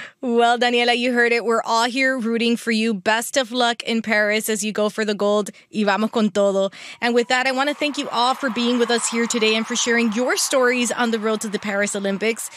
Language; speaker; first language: English; early bilingual, other home language; Spanish